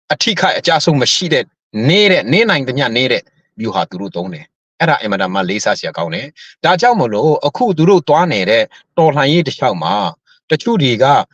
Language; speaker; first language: Burmese; non-native, local second language; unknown